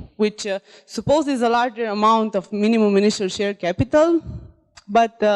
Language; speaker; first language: English; non-native, fluent; Romanian